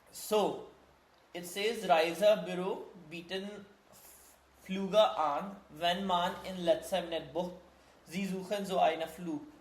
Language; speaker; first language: German; non-native, learner; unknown